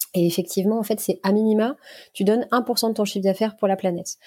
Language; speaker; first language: French; native; French